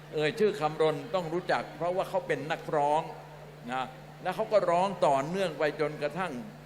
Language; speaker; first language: Thai; native; Thai